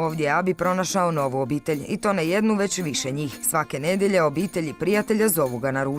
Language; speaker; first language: Croatian; native; Croatian